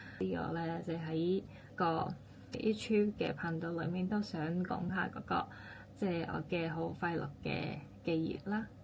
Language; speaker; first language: Cantonese; non-native, fluent; Japanese